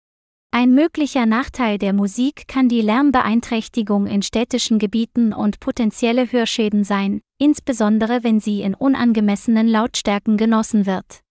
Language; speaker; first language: German; non-native, learner; Vietnamese